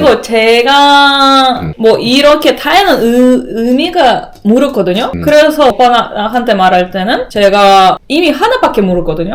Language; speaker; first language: Korean; non-native, learner; Russian